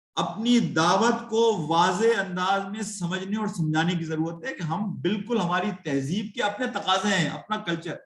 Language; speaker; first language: Urdu; native; Urdu